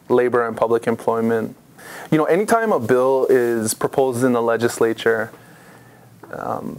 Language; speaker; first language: English; native; English